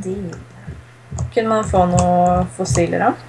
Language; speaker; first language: Norwegian; native; Norwegian